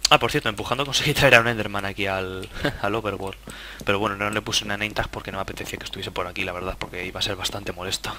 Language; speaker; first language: Spanish; native; Spanish